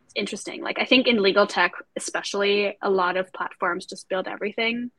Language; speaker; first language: English; non-native, fluent; German